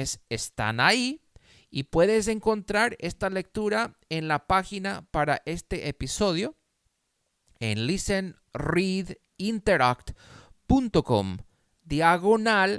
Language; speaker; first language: Spanish; non-native, fluent; English